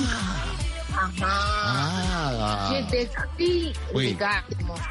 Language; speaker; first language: French; non-native, learner; Akan